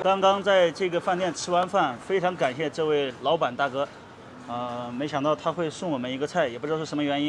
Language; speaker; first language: Chinese; native; Chinese